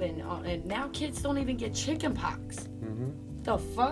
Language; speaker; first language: English; native; English